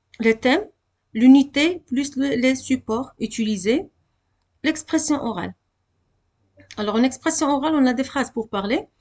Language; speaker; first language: French; non-native, local second language; Arabic